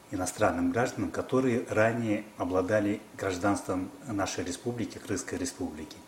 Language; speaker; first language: Russian; non-native, local second language; Kyrgyz